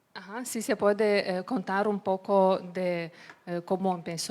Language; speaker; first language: Spanish; non-native, learner; Lithuanian